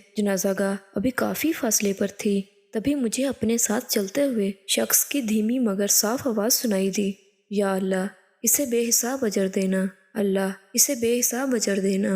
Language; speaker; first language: Urdu; native; Urdu